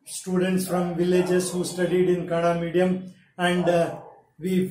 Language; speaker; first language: English; non-native, local second language; Kannada